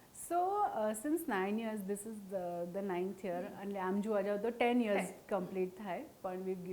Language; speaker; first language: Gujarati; non-native, local second language; Hindi